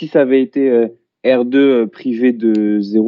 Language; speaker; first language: French; native; French